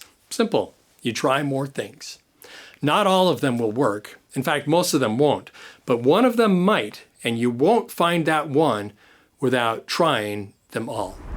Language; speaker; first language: English; native; English